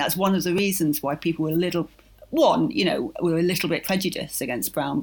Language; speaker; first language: English; native; English